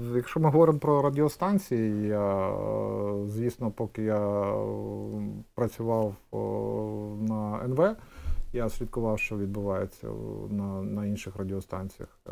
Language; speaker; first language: Ukrainian; native; Ukrainian